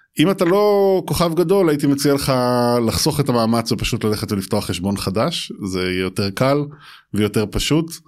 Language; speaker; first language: Hebrew; native; Hebrew